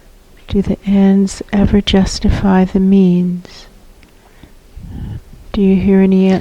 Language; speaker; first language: English; native; English